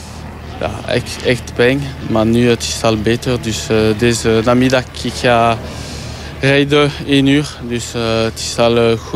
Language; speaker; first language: Dutch; non-native, learner; French